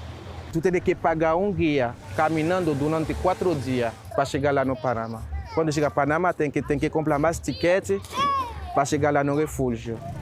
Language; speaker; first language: Portuguese; non-native, learner; Haitian Creole